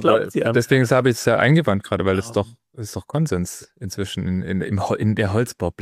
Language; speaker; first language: German; native; German